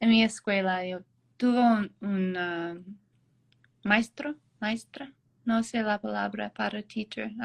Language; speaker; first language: Spanish; non-native, learner; English